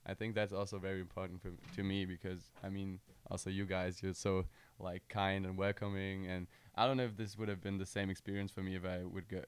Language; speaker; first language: English; non-native, fluent; German